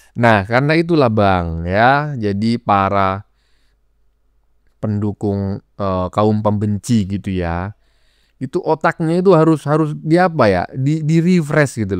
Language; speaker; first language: Indonesian; native; Indonesian